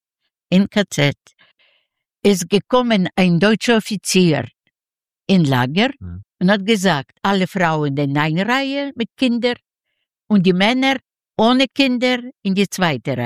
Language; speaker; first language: German; non-native, learner; Yiddish